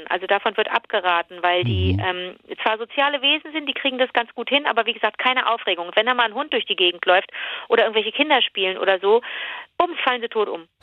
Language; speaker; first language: German; native; German